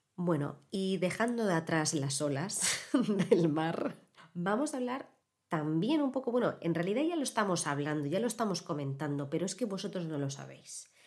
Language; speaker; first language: Spanish; native; Spanish